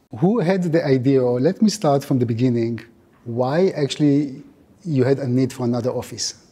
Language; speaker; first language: English; non-native, fluent; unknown